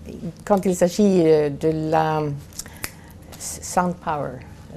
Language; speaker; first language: French; non-native, fluent; Swedish